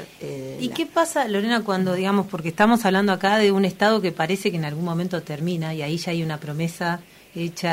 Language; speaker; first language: Spanish; native; Spanish